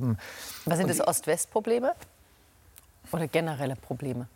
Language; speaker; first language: German; native; German